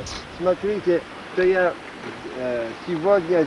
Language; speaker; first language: Russian; non-native, learner; Polish